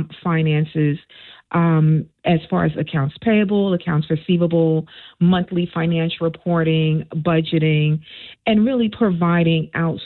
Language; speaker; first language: English; native; English